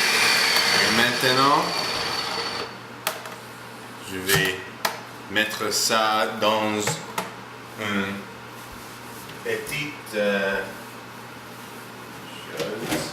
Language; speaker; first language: French; non-native, learner; English